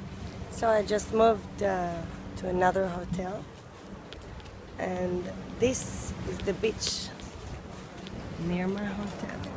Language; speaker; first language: English; non-native, fluent; Hebrew